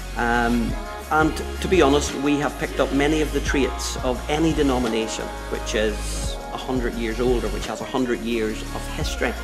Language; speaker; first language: English; native; English